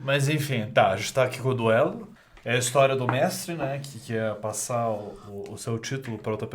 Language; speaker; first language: Portuguese; native; Portuguese